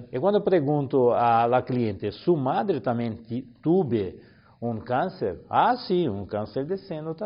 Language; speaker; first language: Spanish; non-native, learner; Portuguese